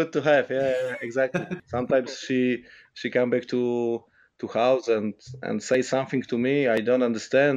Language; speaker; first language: English; non-native, fluent; Polish